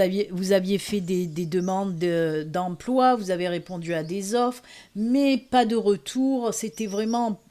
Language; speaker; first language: French; native; French